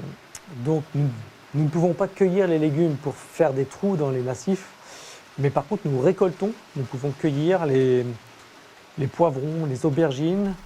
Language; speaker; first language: French; native; French